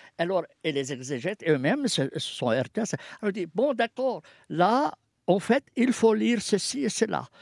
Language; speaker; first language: French; non-native, fluent; Arabic